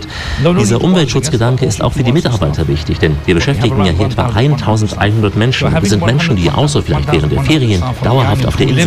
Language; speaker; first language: German; native; German